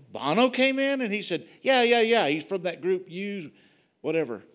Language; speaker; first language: English; native; English